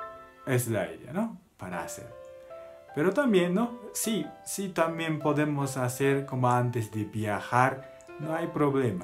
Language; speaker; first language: Spanish; non-native, learner; Japanese